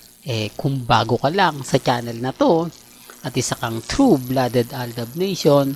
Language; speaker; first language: Filipino; native; Filipino